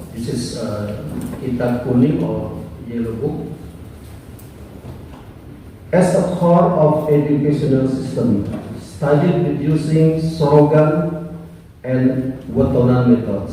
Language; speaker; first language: English; non-native, learner; Indonesian